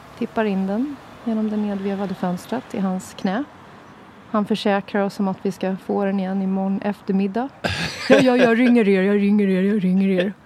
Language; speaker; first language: Swedish; native; Swedish